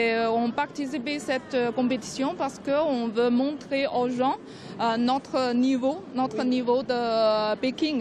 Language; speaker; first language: French; non-native, learner; Chinese